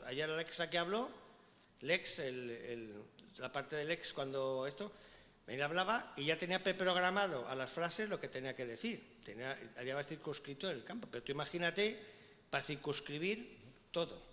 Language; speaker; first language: Spanish; native; Spanish